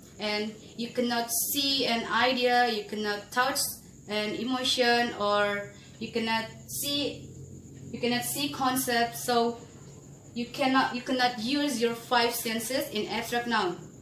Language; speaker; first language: English; non-native, learner; Indonesian